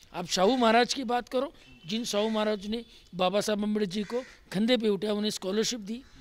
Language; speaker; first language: Hindi; non-native, local second language; Marathi